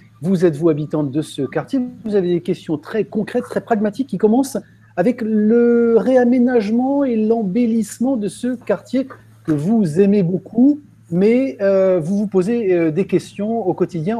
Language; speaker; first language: French; native; French